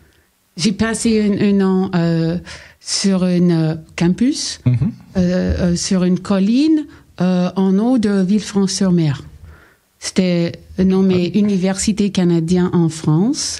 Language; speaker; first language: French; non-native, local second language; English